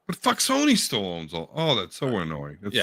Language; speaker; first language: English; native; English